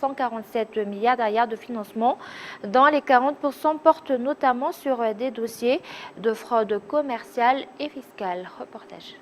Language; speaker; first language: French; non-native, local second language; Malagasy